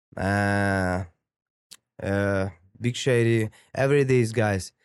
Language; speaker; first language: English; non-native, learner; Ukrainian